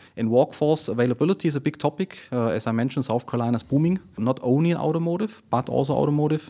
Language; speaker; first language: English; non-native, fluent; German